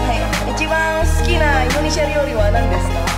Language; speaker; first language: Japanese; non-native, learner; Indonesian